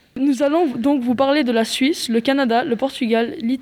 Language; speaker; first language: French; native; French